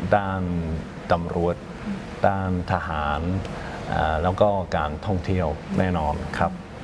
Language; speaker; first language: Thai; non-native, fluent; English